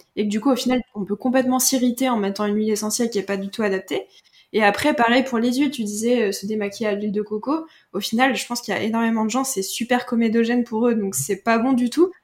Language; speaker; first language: French; native; French